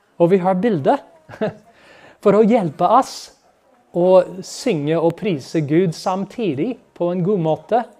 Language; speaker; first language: Norwegian; non-native, fluent; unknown